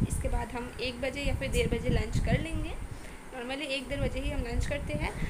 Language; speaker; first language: Hindi; non-native, local second language; Bangla